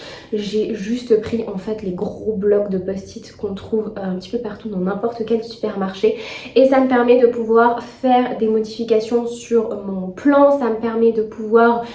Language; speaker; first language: French; native; French